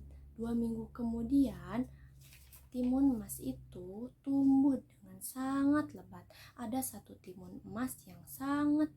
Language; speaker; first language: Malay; non-native, local second language; Sundanese